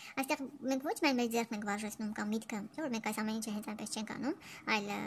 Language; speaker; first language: Armenian; early bilingual, heritage; Armenian